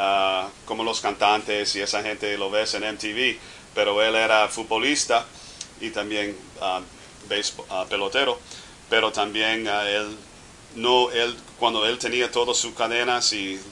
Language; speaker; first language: Spanish; non-native, fluent; English